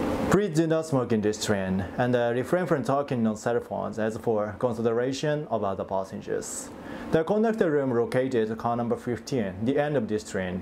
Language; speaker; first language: English; non-native, fluent; Japanese